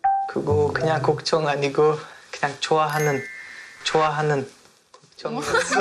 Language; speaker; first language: Korean; non-native, fluent; Uzbek